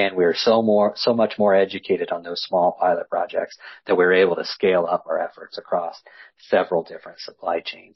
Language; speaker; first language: English; native; English